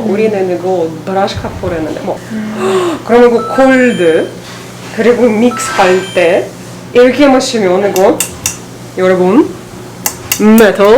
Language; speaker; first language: Korean; non-native, learner; Russian